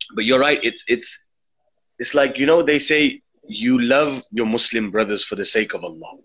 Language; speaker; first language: English; native; English